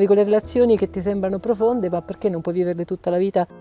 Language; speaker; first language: Italian; native; Italian